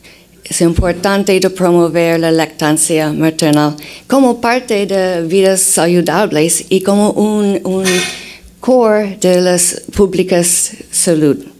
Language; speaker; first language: Spanish; non-native, fluent; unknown